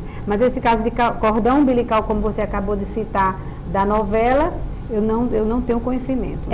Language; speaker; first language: Portuguese; native; Portuguese